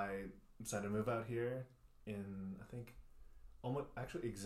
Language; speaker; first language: English; early bilingual, other home language; Chinese